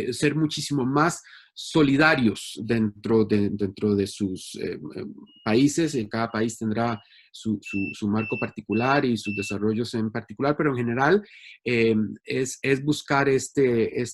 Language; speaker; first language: Spanish; native; Spanish